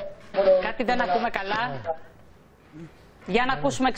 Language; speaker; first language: Greek; native; Greek